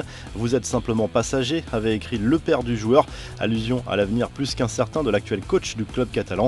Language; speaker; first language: French; native; French